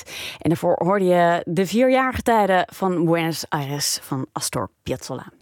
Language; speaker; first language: Dutch; native; Dutch